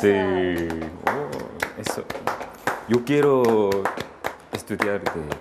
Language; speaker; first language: Spanish; non-native, learner; Korean